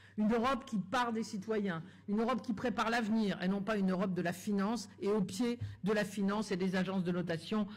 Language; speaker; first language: French; native; French